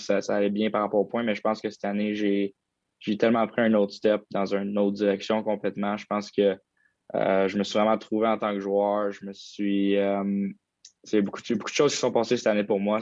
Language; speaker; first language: French; native; French